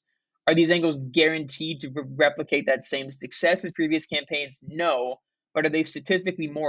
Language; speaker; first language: English; native; English